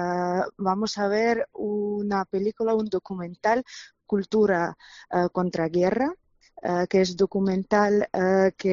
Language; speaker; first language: Spanish; non-native, fluent; Ukrainian